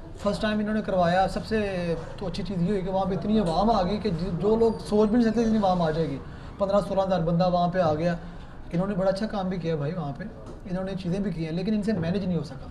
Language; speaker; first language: Urdu; non-native, local second language; Punjabi